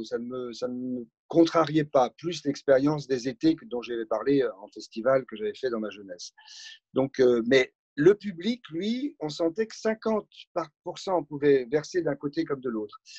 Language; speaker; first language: French; native; French